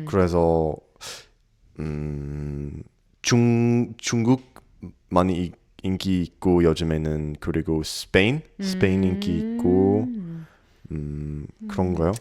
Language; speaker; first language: Korean; non-native, learner; English